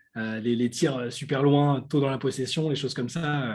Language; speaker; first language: French; native; French